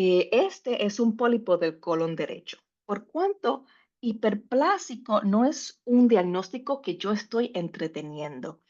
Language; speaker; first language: Spanish; native; Spanish